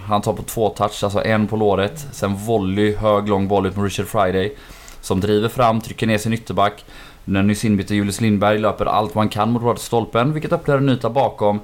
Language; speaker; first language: Swedish; native; Swedish